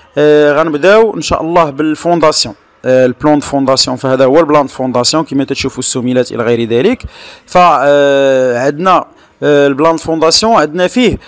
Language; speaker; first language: Arabic; native; Arabic